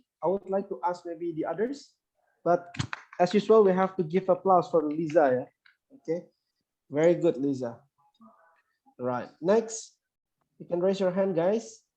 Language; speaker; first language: English; non-native, fluent; Indonesian